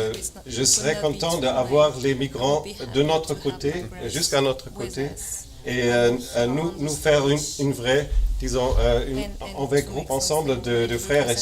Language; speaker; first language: French; non-native, fluent; German